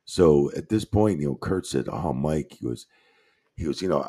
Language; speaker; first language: English; native; English